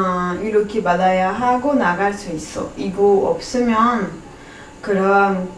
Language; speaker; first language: Korean; non-native, learner; French